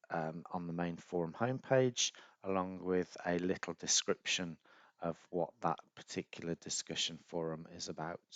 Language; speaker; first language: English; native; English